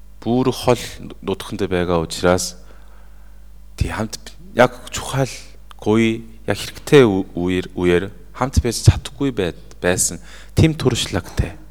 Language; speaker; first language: Mongolian; non-native, fluent; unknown